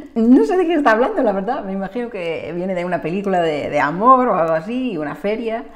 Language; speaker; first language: Spanish; non-native, fluent; English